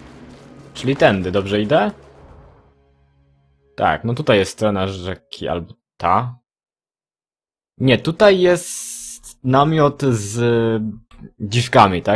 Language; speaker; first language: Polish; native; Polish